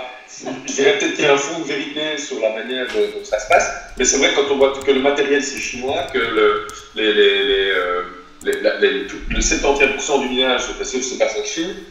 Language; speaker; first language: French; native; French